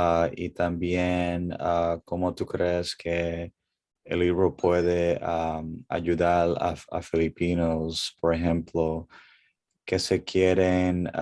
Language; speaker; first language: Spanish; early bilingual, heritage; English